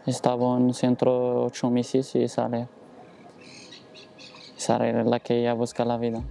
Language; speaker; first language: Spanish; non-native, learner; Arabic